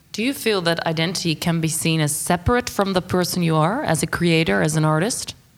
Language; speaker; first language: English; non-native, fluent; Dutch